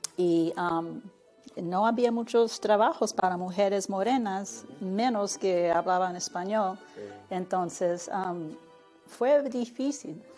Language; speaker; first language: Spanish; early bilingual, heritage; Spanish